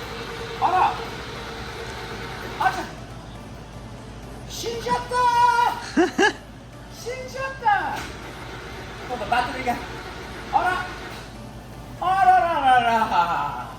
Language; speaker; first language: Japanese; non-native, fluent; English